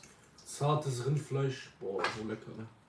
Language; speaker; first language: German; early bilingual, other home language; Kurdish